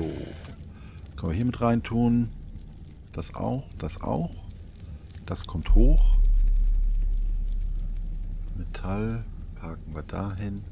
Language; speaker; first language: German; native; German